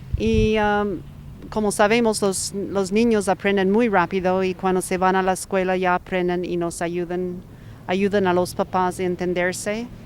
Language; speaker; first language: Spanish; non-native, fluent; English